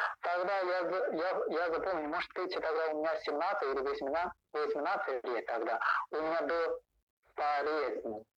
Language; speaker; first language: Russian; non-native, learner; Chinese